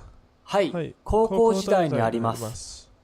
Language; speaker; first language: Japanese; non-native, learner; English